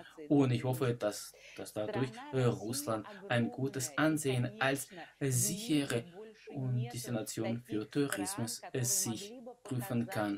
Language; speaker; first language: German; non-native, fluent; Russian